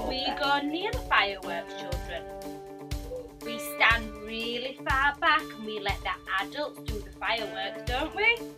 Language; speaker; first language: English; native; English